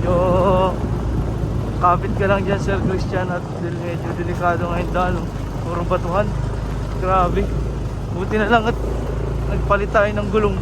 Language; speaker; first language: Filipino; native; Filipino